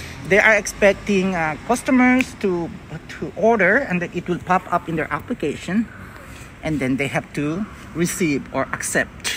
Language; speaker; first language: English; non-native, local second language; Filipino